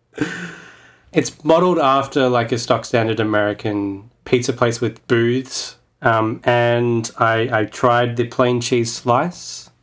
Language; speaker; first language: English; native; English